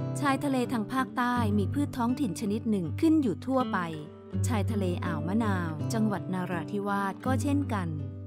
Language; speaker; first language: Thai; native; Thai